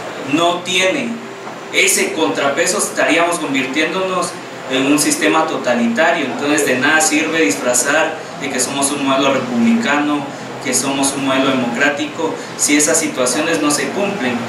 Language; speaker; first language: Spanish; native; Spanish